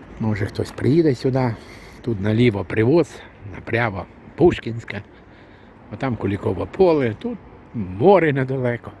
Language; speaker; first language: Ukrainian; non-native, local second language; Russian